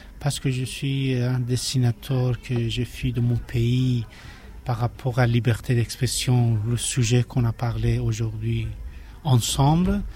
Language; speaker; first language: French; non-native, learner; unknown